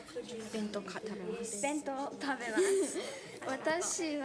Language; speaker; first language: Japanese; non-native, learner; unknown